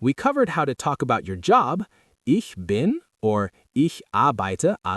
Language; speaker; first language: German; non-native, learner; English